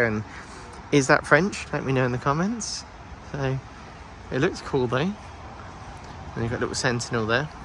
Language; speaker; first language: English; native; English